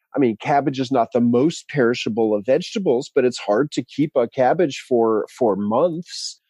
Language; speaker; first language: English; native; English